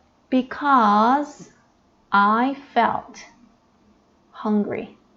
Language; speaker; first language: English; non-native, fluent; Korean